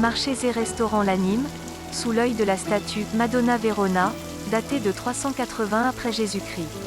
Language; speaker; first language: French; native; French